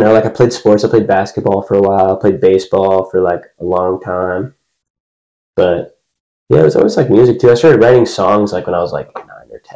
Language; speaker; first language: English; native; English